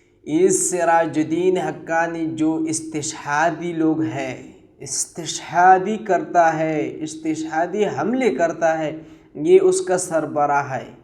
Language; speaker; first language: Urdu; non-native, learner; Pashto